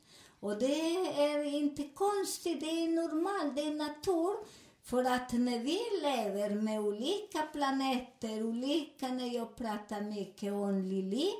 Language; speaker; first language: Swedish; non-native, fluent; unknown